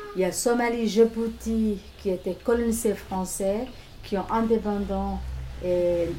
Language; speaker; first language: French; non-native, learner; Somali